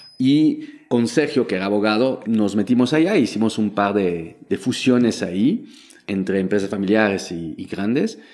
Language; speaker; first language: Spanish; non-native, fluent; French